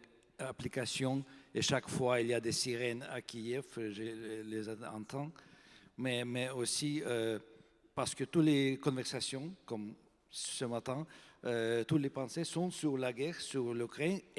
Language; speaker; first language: French; non-native, fluent; Russian